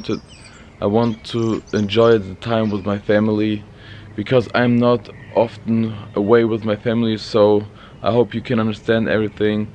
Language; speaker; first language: English; non-native, learner; Bosnian